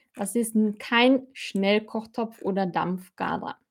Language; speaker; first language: German; native; German